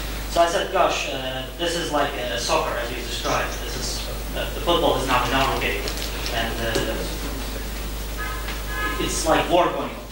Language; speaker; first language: English; non-native, fluent; Azerbaijani